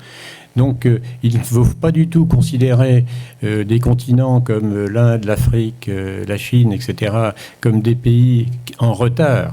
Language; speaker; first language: French; native; French